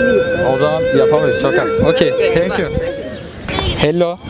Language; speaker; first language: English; non-native, learner; Turkish